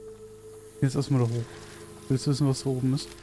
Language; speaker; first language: German; native; German